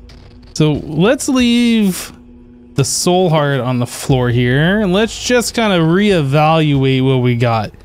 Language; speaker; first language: English; native; English